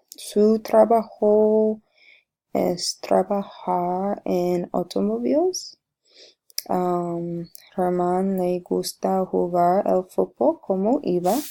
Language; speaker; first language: Spanish; non-native, learner; English